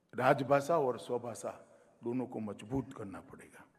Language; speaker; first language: Hindi; non-native, local second language; Gujarati